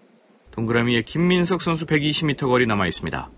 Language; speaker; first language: Korean; native; Korean